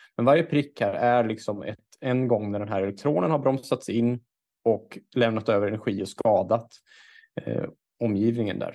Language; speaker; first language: Swedish; native; Swedish